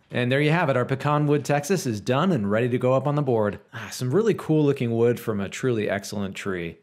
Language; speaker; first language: English; native; English